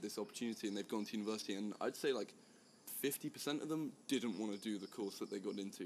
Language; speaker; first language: English; native; English